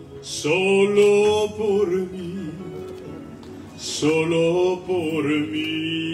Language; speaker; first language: Spanish; native; Spanish